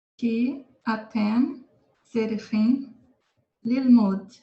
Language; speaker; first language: Hebrew; non-native, learner; Portuguese